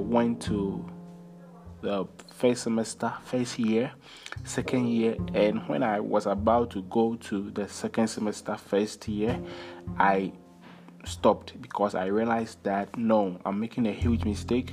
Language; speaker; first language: English; non-native, local second language; Akan